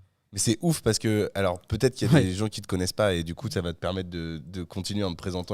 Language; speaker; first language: French; native; French